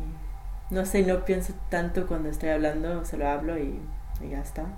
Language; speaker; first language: Spanish; non-native, learner; English